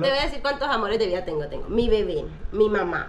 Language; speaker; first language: Spanish; native; Spanish